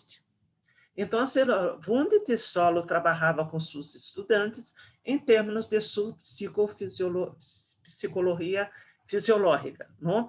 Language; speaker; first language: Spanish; non-native, fluent; Portuguese